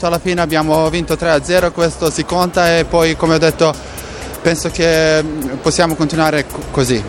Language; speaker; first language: Italian; non-native, fluent; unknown